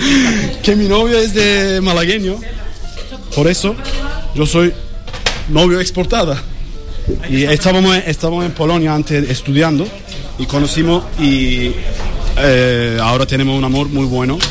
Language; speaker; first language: Spanish; non-native, learner; Turkish